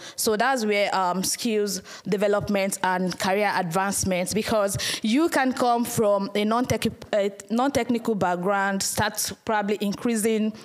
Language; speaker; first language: English; non-native, local second language; Yoruba